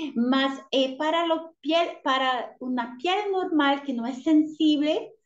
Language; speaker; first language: Spanish; non-native, learner; Portuguese